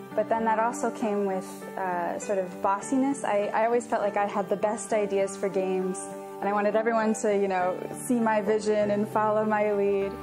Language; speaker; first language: English; native; English